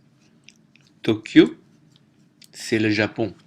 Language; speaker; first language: French; native; French